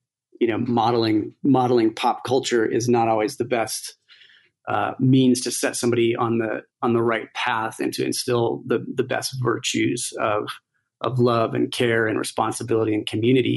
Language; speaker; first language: English; native; English